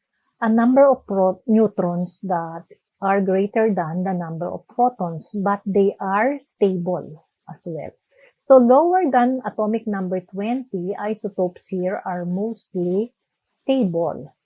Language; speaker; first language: English; non-native, local second language; Filipino